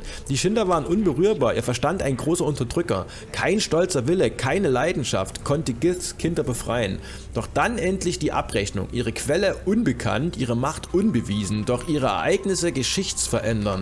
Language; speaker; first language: German; native; German